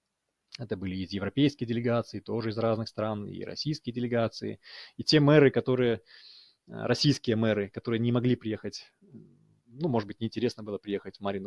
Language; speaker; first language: Russian; native; Russian